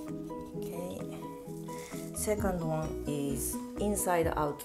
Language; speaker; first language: English; non-native, learner; Japanese